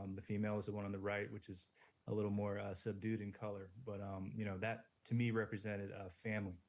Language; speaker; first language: English; native; English